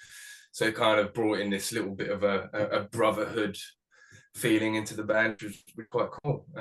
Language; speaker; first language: English; native; English